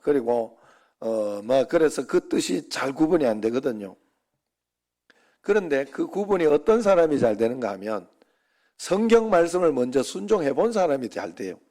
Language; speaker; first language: Korean; native; Korean